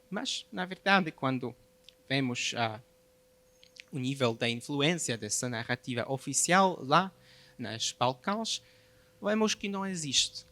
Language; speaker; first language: Portuguese; non-native, fluent; Polish